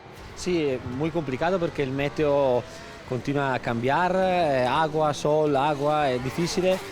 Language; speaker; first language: Spanish; non-native, learner; Italian